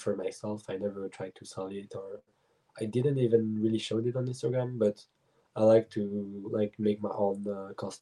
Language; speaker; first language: English; non-native, fluent; French